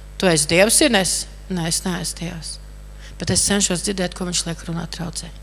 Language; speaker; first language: Latvian; native; Latvian